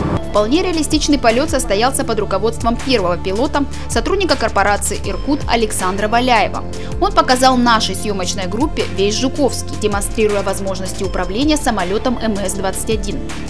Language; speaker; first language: Russian; native; Russian